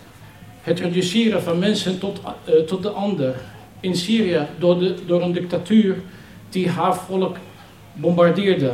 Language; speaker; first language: Dutch; non-native, fluent; Arabic